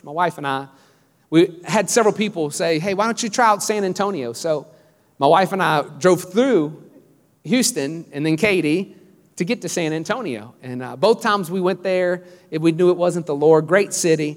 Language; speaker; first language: English; native; English